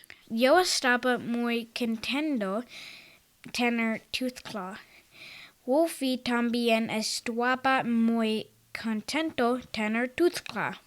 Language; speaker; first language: Spanish; non-native, learner; English